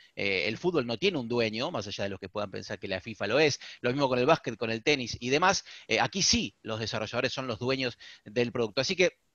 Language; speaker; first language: Spanish; native; Spanish